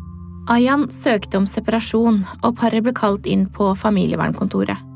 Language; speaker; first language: Norwegian; native; Norwegian